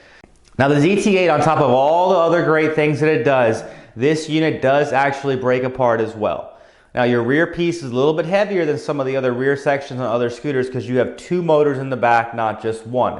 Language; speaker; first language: English; native; English